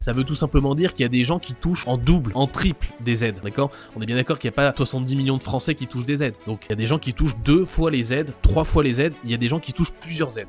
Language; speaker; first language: French; native; French